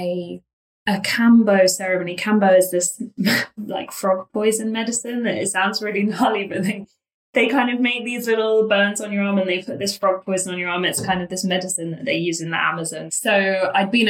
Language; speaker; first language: English; native; English